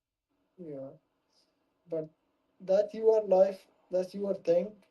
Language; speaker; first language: English; non-native, learner; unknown